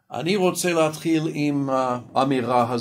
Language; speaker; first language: Hebrew; non-native, fluent; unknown